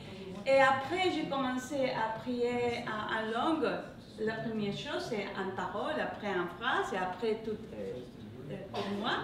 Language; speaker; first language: French; non-native, learner; English